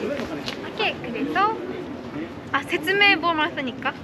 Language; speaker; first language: Korean; non-native, learner; Japanese